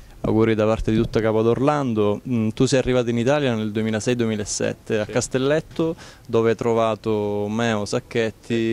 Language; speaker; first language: Italian; native; Italian